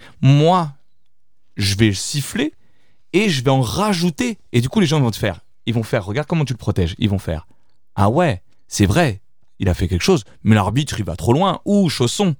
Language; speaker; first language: French; early bilingual, other home language; Italian